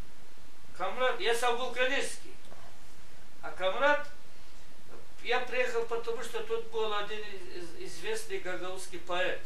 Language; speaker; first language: Russian; non-native, local second language; Gagauz